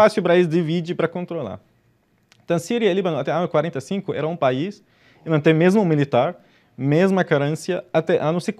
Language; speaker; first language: Portuguese; non-native, fluent; Arabic